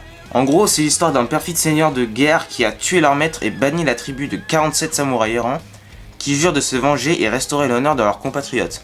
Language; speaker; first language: French; native; French